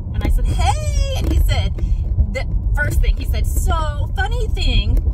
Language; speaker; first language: English; native; English